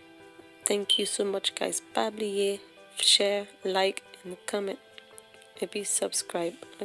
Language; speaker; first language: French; non-native, learner; Haitian Creole